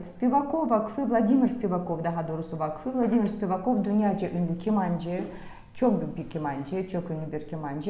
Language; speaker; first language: Turkish; non-native, fluent; Russian